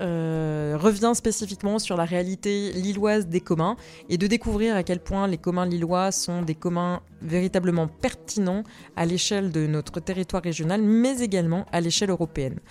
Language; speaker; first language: French; native; French